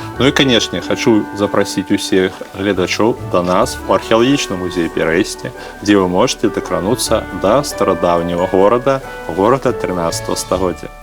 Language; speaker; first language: Belarusian; native; Belarusian